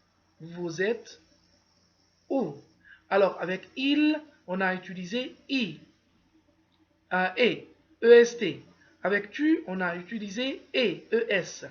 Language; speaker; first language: French; non-native, fluent; Arabic